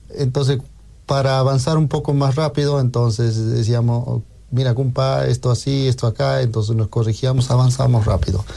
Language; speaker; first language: Spanish; native; Spanish